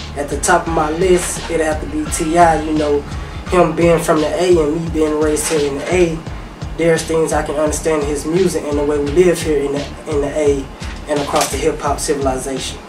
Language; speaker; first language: English; native; English